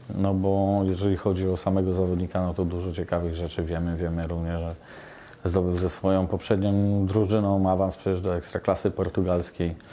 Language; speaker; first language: Polish; native; Polish